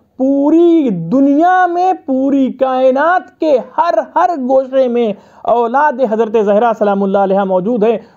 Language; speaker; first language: Urdu; native; Urdu